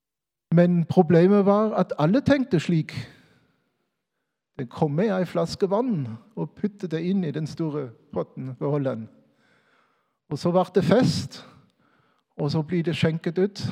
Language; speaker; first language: Norwegian; non-native, fluent; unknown